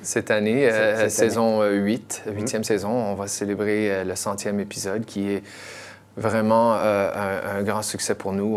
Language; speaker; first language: French; non-native, local second language; English